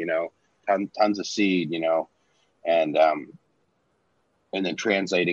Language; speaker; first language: English; native; English